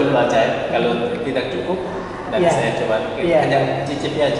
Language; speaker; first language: Indonesian; non-native, learner; Korean